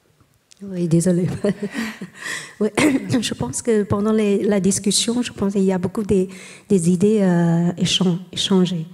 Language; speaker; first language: French; non-native, learner; Chinese